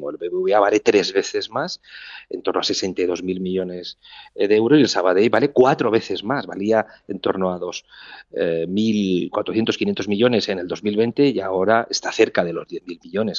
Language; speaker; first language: Spanish; native; Spanish